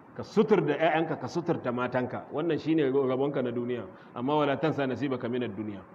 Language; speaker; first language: Hausa; non-native, local second language; Kanuri